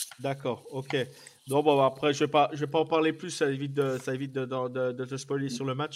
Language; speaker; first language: French; native; French